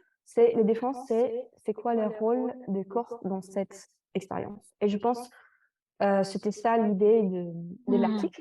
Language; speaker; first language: French; non-native, fluent; English